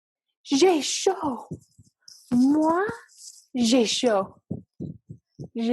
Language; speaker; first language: French; non-native, fluent; English